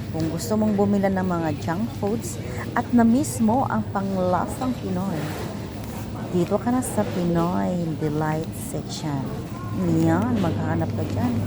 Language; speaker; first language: Filipino; non-native, local second language; Cebuano